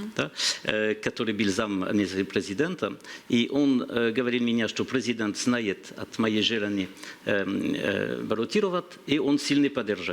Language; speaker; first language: Russian; non-native, learner; French